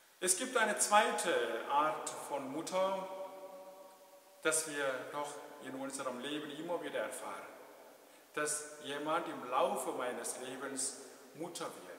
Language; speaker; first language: German; non-native, fluent; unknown